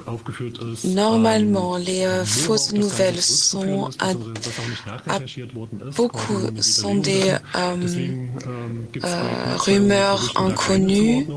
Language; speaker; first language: French; non-native, fluent; German